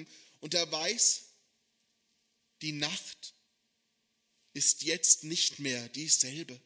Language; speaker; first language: German; native; German